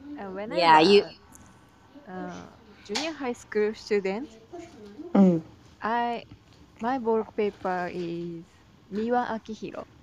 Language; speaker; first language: English; non-native, learner; Japanese